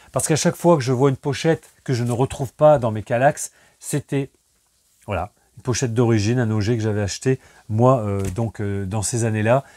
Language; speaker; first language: French; native; French